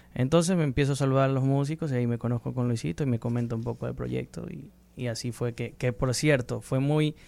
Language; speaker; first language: Spanish; native; Spanish